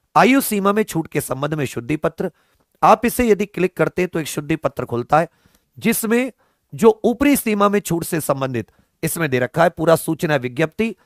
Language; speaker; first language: Hindi; native; Hindi